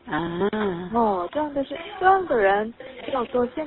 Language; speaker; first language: Chinese; non-native, learner; Korean